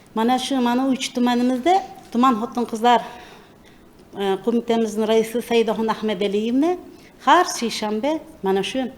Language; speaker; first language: Uzbek; native; Uzbek